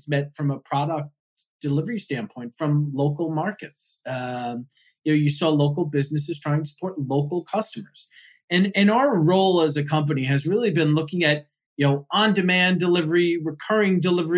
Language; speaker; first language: English; native; English